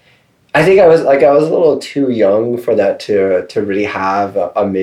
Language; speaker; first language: English; non-native, fluent; Swedish